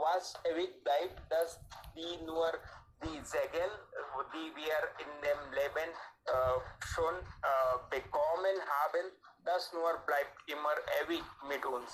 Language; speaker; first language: German; non-native, learner; Hindi